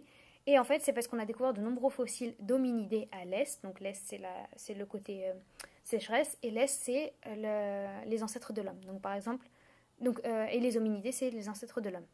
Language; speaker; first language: French; native; French